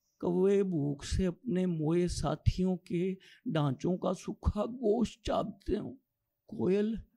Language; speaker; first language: Urdu; native; Urdu